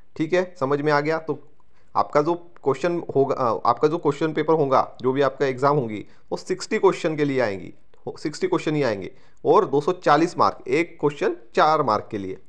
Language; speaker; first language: Hindi; non-native, local second language; Marathi